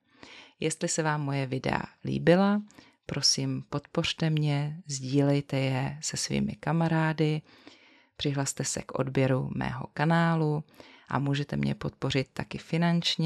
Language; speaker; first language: Czech; native; Czech